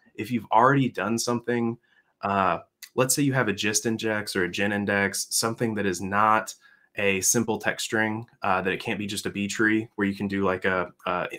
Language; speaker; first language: English; native; English